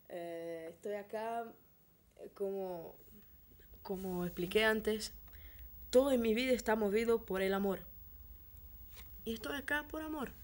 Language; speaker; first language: Spanish; non-native, fluent; Portuguese